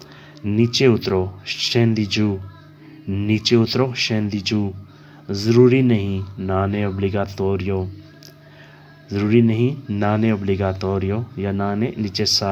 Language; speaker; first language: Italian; non-native, learner; Urdu